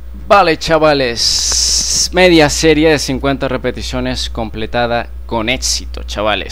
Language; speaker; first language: Spanish; native; Spanish